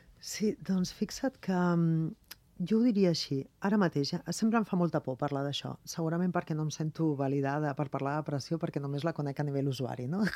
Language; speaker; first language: Catalan; non-native, local second language; Spanish